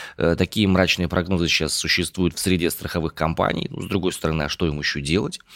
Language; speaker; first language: Russian; native; Russian